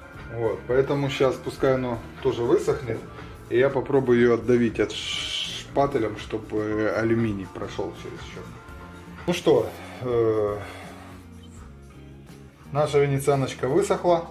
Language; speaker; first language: Russian; native; Russian